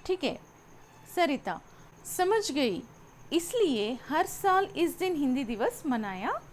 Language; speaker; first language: Hindi; non-native, local second language; Telugu